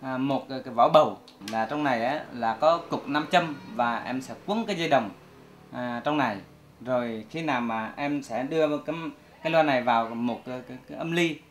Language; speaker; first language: Vietnamese; non-native, local second language; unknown